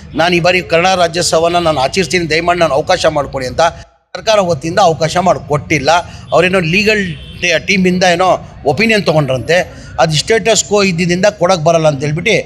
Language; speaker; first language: Kannada; non-native, local second language; Urdu